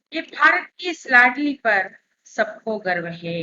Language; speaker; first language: Hindi; non-native, local second language; Telugu